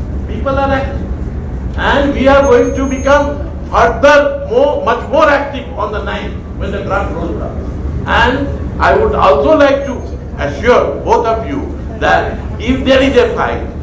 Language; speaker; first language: English; non-native, local second language; Bangla